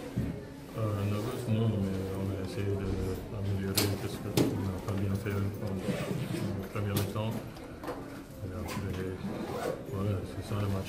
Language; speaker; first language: French; non-native, fluent; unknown